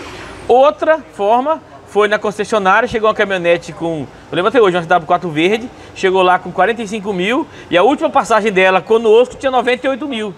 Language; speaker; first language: Portuguese; native; Portuguese